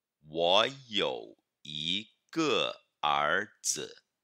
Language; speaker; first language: Chinese; non-native, fluent; Portuguese